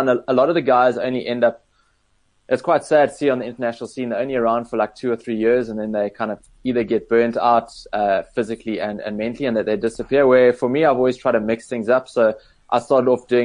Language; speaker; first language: English; native; English